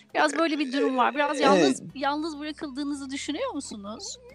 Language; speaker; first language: Turkish; native; Turkish